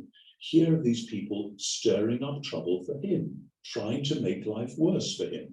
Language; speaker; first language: English; native; English